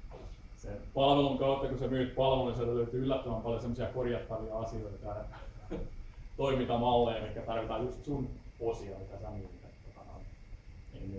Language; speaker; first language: Finnish; native; Finnish